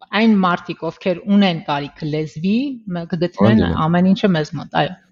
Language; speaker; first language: Armenian; early bilingual, heritage; Armenian